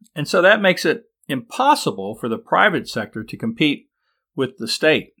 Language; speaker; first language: English; native; English